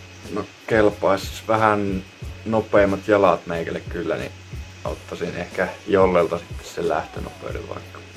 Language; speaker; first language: Finnish; native; Finnish